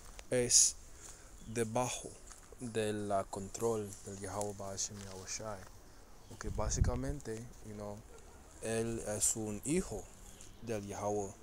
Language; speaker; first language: Spanish; early bilingual, heritage; Spanish